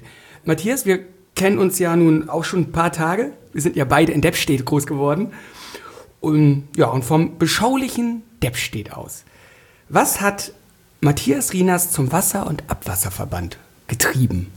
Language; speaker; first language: German; native; German